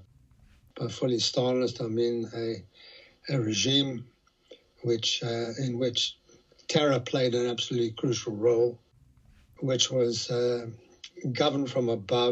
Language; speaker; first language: English; native; English